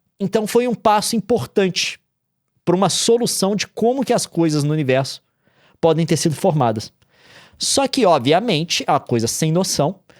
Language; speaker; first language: Portuguese; native; Portuguese